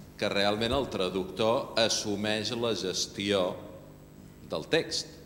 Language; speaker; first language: Catalan; non-native, local second language; Spanish